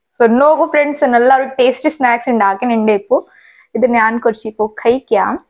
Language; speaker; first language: Malayalam; non-native, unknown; Hindi